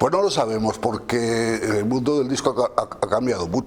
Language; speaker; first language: Spanish; native; Spanish